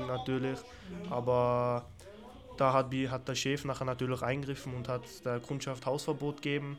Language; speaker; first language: German; early bilingual, other home language; Turkish